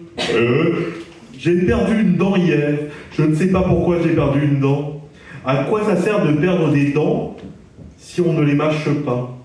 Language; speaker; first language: French; native; French